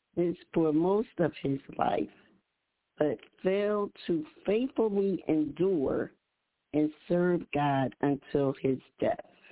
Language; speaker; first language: English; native; English